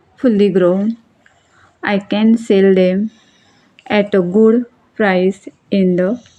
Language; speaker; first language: English; non-native, local second language; Marathi